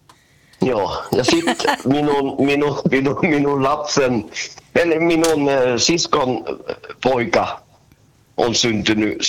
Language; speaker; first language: Finnish; early bilingual, heritage; Swedish